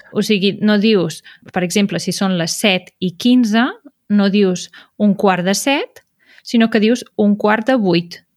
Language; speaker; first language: Catalan; native; Catalan